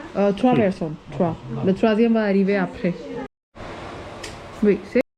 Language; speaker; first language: French; non-native, learner; Hindi